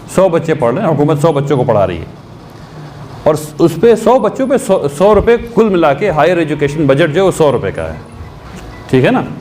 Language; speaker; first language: Urdu; native; Urdu